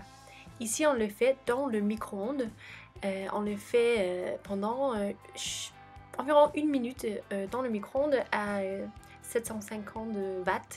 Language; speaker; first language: French; non-native, fluent; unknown